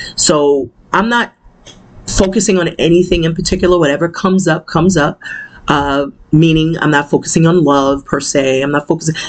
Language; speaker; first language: English; native; English